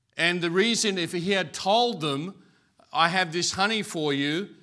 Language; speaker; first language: English; native; English